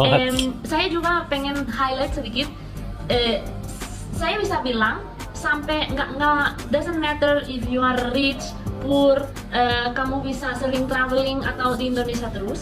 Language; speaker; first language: Indonesian; non-native, fluent; Spanish